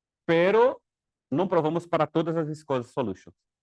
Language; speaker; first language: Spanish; non-native, learner; Portuguese